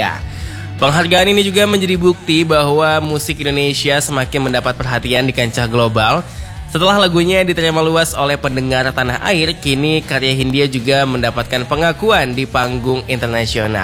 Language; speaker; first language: Indonesian; native; Indonesian